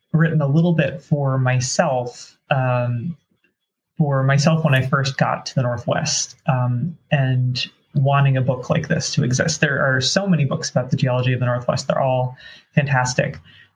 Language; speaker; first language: English; native; English